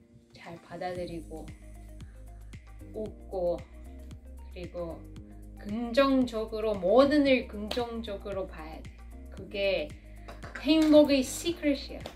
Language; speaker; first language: Korean; non-native, fluent; Russian